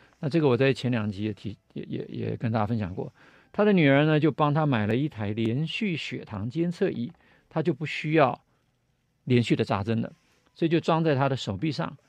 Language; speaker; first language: Chinese; native; Chinese